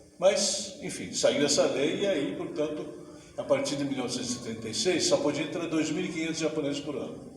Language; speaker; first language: Portuguese; early bilingual, other home language; Japanese